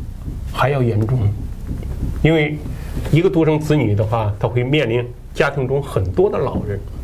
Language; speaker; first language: Chinese; native; Chinese